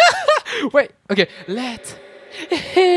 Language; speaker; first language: English; non-native, fluent; French